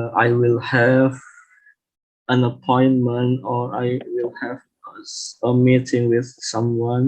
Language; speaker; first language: English; non-native, learner; Indonesian